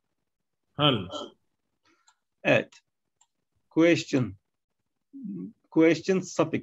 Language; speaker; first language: English; non-native, learner; Arabic